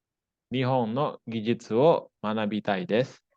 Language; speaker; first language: Japanese; non-native, fluent; Indonesian